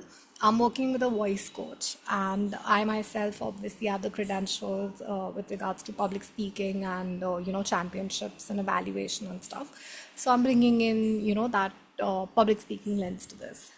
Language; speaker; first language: English; non-native, local second language; Hindi